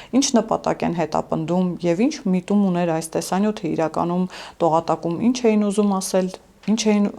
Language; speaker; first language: Armenian; native; Armenian